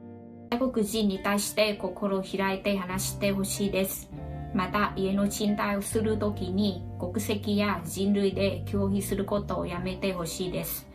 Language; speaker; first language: Japanese; non-native, learner; Vietnamese